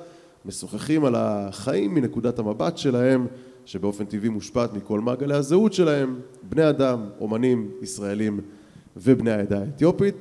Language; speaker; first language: Hebrew; native; Hebrew